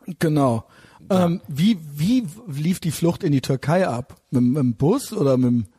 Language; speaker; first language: German; native; German